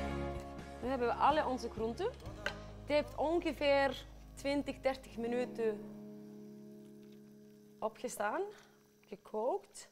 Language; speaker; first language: Dutch; non-native, fluent; Icelandic